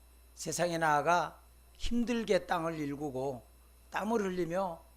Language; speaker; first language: Korean; native; Korean